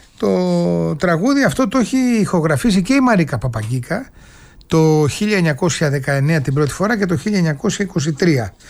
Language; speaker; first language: Greek; native; Greek